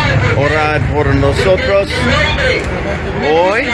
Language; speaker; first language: Spanish; non-native, learner; English